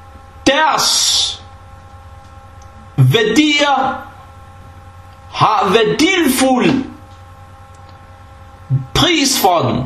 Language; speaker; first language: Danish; early bilingual, other home language; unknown